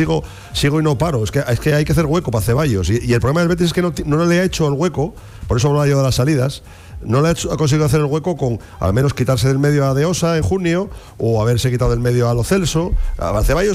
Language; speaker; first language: Spanish; native; Spanish